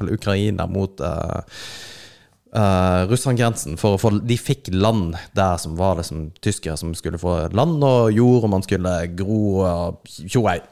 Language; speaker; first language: Norwegian; native; Norwegian